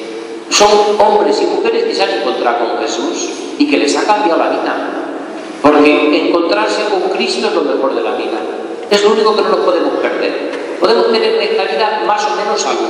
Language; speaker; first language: Spanish; native; Spanish